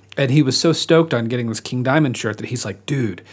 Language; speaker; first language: English; native; English